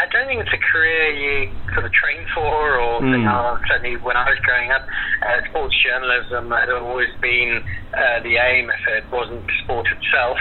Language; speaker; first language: English; native; English